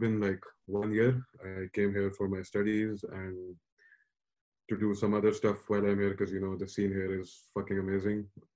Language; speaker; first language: English; non-native, local second language; Urdu